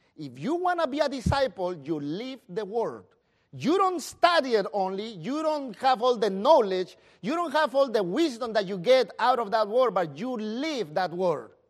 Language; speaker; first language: English; non-native, fluent; Spanish